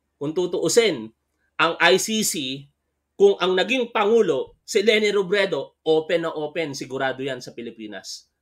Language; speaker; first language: Filipino; native; Filipino